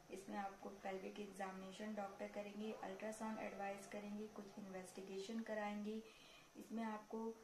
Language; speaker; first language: Hindi; native; Hindi